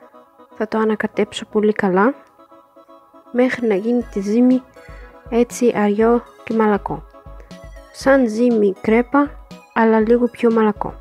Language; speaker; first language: Greek; non-native, learner; Arabic